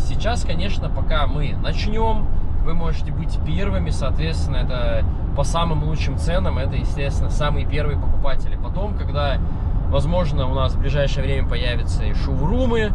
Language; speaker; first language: Russian; native; Russian